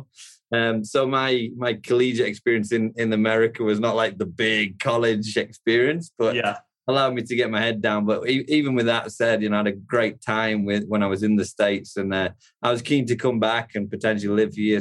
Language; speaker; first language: English; native; English